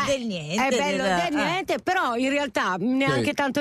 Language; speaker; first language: Italian; native; Italian